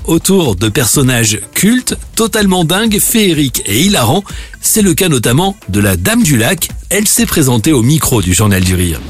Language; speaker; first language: French; native; French